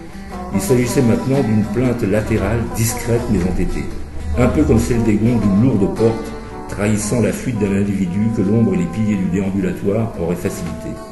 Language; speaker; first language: French; native; French